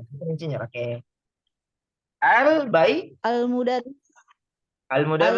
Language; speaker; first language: Arabic; non-native, fluent; Indonesian